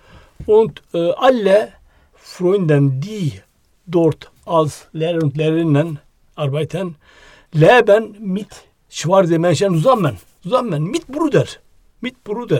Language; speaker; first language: German; non-native, learner; Turkish